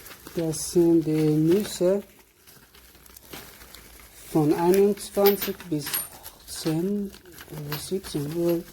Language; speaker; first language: German; non-native, learner; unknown